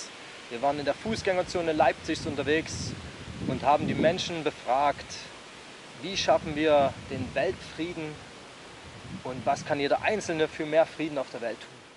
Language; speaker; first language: German; native; German